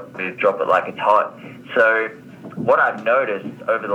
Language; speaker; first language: English; native; English